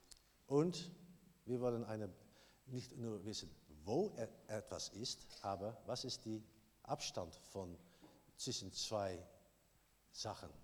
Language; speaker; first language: German; non-native, learner; Dutch